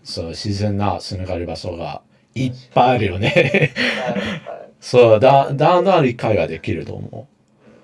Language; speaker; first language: Japanese; non-native, fluent; English